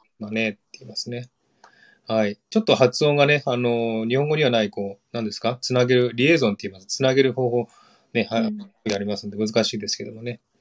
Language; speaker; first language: Japanese; non-native, fluent; Korean